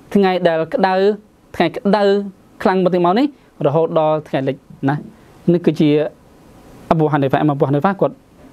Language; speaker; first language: Khmer; non-native, local second language; Western Cham